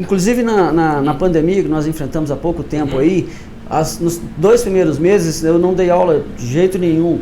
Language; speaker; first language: Portuguese; native; Portuguese